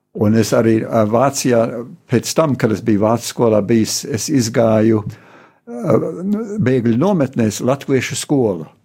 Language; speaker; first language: Latvian; early bilingual, heritage; Latvian